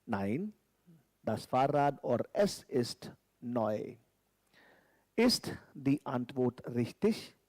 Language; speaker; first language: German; non-native, fluent; Hindi